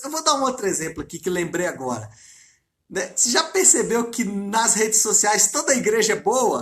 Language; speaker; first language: Portuguese; native; Portuguese